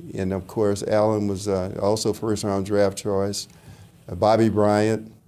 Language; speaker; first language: English; native; English